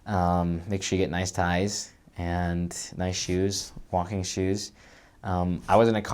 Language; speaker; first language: English; native; English